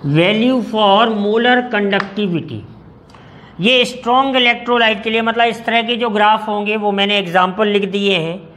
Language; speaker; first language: Hindi; native; Hindi